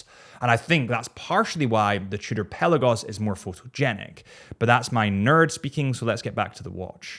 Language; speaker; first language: English; native; English